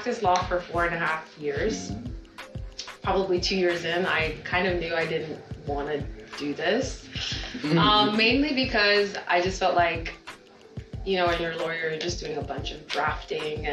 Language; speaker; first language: English; native; English